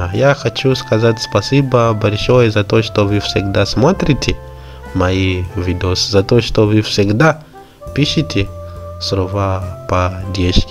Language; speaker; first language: Russian; non-native, learner; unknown